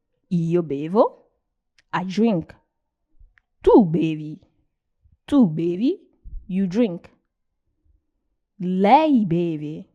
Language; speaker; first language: Italian; non-native, learner; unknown